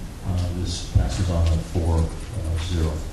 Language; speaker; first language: English; native; English